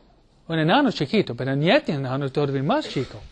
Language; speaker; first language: Spanish; non-native, fluent; English